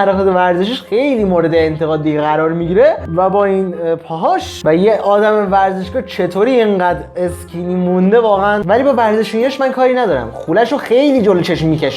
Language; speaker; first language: Persian; native; Persian